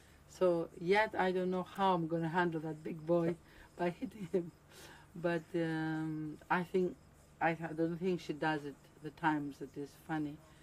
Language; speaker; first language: English; non-native, fluent; Greek